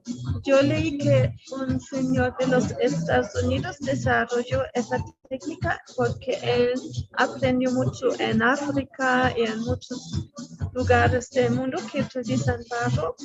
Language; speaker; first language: Spanish; non-native, fluent; German